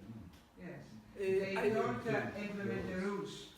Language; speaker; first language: English; non-native, learner; Greek